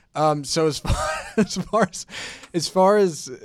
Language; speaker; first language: English; native; English